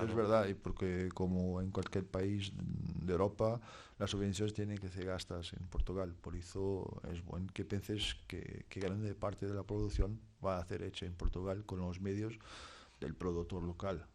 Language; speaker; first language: Spanish; non-native, fluent; Portuguese